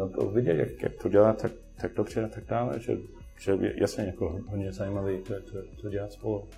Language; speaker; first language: Czech; non-native, learner; English